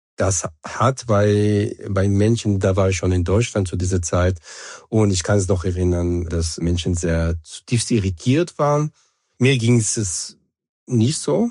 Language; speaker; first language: German; non-native, fluent; Hebrew